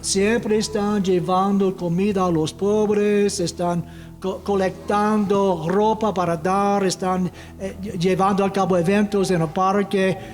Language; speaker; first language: Spanish; non-native, fluent; English